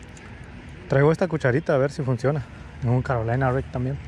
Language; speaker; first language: Spanish; native; Spanish